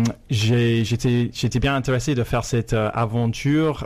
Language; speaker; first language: French; non-native, fluent; English